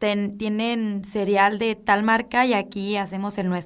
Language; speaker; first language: Spanish; native; Spanish